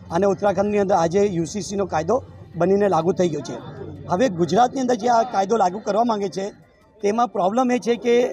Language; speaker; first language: Gujarati; native; Gujarati